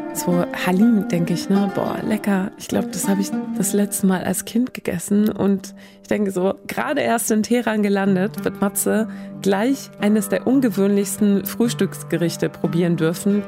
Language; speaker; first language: German; early bilingual, other home language; Swedish